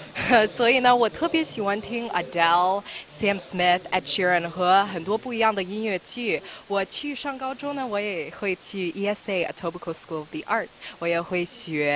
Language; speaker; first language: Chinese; early bilingual, heritage; Chinese